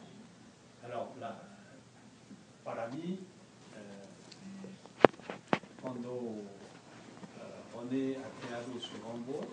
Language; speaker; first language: Spanish; non-native, fluent; French